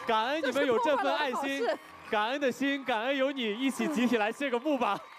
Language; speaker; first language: Chinese; native; Chinese